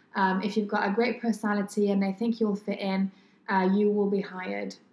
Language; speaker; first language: English; non-native, fluent; French